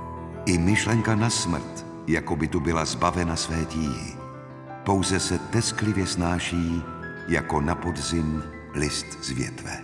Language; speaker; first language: Czech; native; Czech